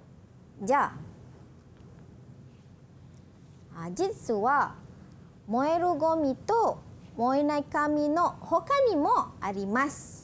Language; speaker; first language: Japanese; non-native, fluent; Malay